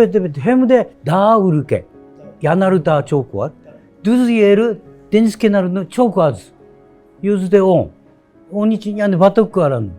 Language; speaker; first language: Turkish; non-native, learner; Japanese